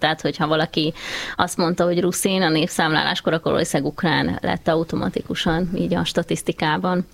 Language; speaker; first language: Hungarian; native; Hungarian